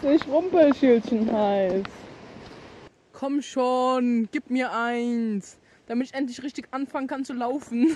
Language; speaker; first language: German; native; German